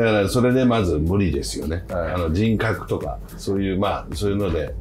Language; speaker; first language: Japanese; native; Japanese